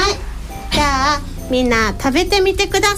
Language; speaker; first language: Japanese; native; Japanese